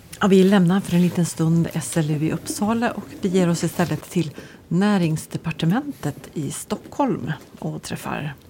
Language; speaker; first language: Swedish; native; Swedish